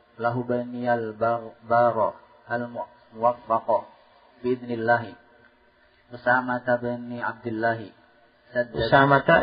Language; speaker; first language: Arabic; non-native, fluent; Indonesian